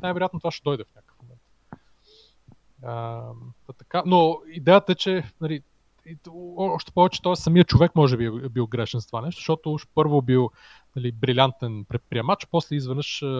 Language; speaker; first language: Bulgarian; native; Bulgarian